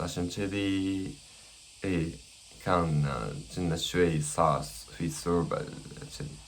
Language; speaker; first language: Arabic; non-native, learner; Japanese